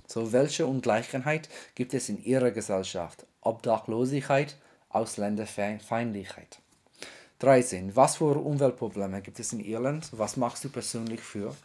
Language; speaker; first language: German; non-native, fluent; English